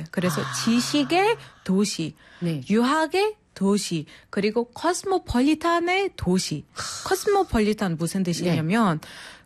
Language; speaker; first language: Korean; non-native, fluent; Arabic